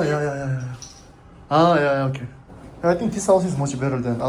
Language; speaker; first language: English; non-native, learner; Korean